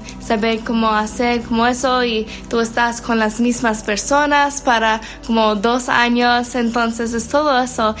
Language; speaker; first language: Spanish; non-native, learner; English